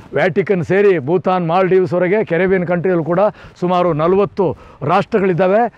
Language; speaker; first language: Kannada; non-native, local second language; Kodava